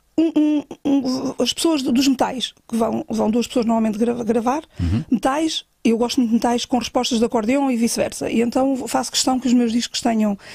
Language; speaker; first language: Portuguese; native; Portuguese